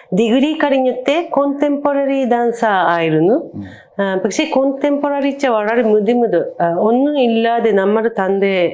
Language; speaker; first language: Malayalam; non-native, learner; Japanese